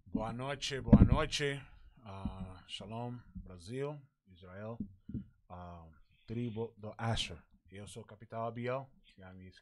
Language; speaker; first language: Portuguese; non-native, learner; Spanish